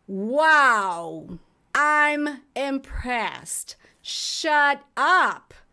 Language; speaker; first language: English; non-native, fluent; Portuguese